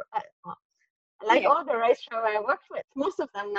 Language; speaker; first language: English; non-native, fluent; German